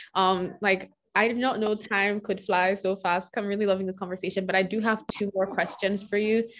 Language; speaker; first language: English; non-native, local second language; Yoruba